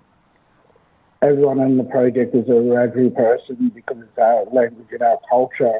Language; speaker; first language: English; native; English